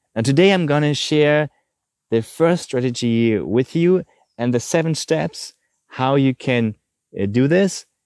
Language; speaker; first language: English; non-native, fluent; German